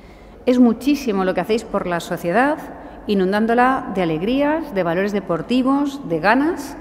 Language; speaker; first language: Spanish; native; Spanish